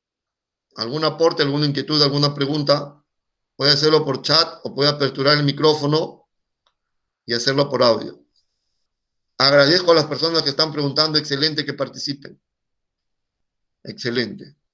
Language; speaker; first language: Spanish; native; Spanish